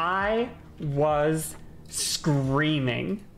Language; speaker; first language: English; native; English